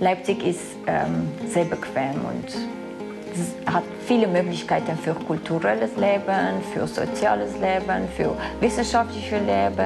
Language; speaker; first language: German; non-native, fluent; Armenian